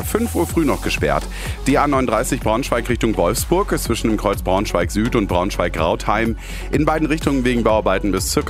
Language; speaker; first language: German; native; German